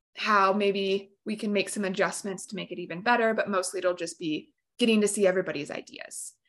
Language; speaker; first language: English; native; English